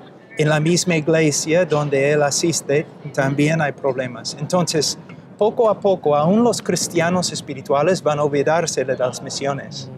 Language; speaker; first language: Spanish; non-native, fluent; English